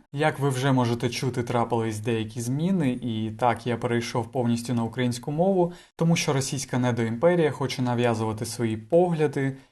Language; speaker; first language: Ukrainian; non-native, local second language; Russian